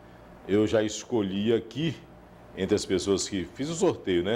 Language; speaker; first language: Portuguese; native; Portuguese